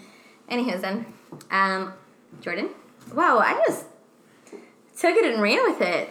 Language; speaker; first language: English; non-native, fluent; Spanish